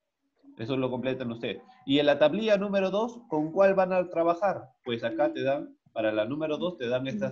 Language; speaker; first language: Spanish; native; Spanish